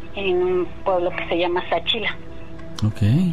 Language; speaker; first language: Spanish; native; Spanish